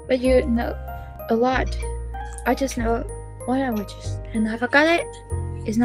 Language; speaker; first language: English; non-native, learner; Vietnamese